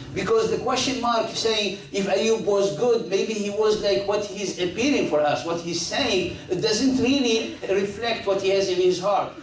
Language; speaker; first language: English; non-native, fluent; Arabic